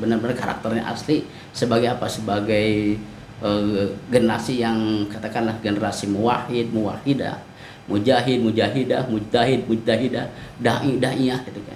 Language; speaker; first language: Indonesian; non-native, local second language; Sundanese